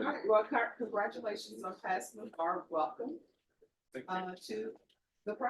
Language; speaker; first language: English; native; English